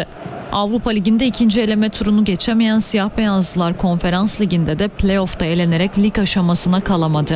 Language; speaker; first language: Turkish; native; Turkish